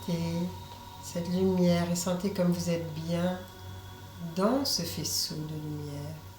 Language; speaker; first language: French; native; French